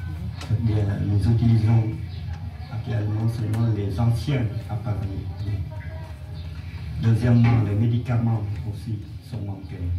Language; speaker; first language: French; non-native, learner; Khmer